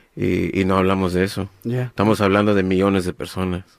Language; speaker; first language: Spanish; native; Spanish